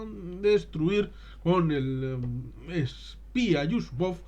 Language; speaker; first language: Spanish; native; Spanish